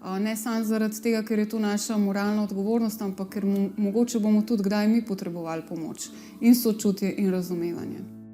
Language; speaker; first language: Slovenian; native; Slovenian